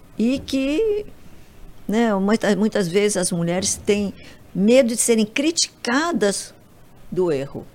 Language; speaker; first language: Portuguese; early bilingual, other home language; Japanese